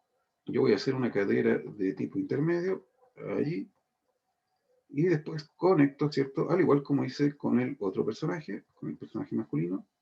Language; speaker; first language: Spanish; native; Spanish